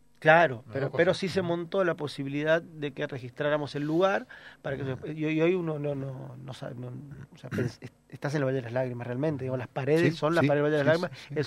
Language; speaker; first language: Spanish; native; Spanish